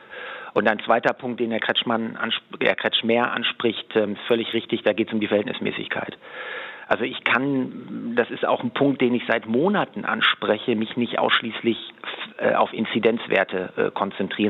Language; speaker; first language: German; native; German